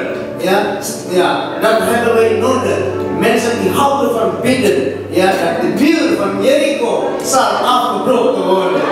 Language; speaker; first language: Dutch; non-native, fluent; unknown